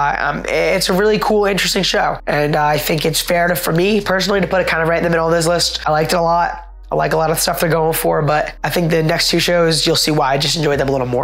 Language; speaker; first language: English; native; English